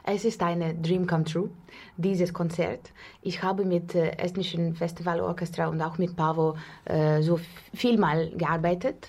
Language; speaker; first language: German; non-native, fluent; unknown